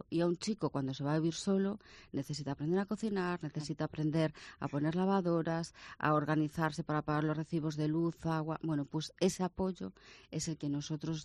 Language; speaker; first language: Spanish; native; Spanish